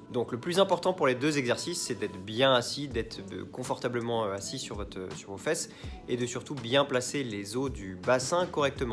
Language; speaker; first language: French; native; French